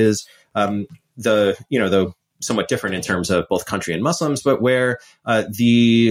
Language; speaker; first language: English; native; English